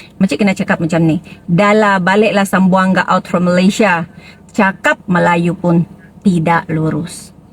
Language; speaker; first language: Malay; non-native, local second language; Tausug